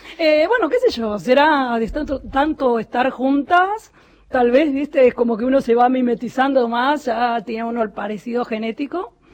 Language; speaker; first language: Spanish; native; Spanish